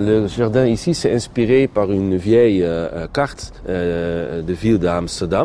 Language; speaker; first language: French; non-native, fluent; Dutch